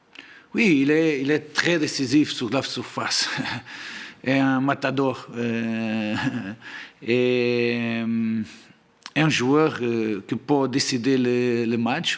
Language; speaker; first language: French; non-native, learner; Portuguese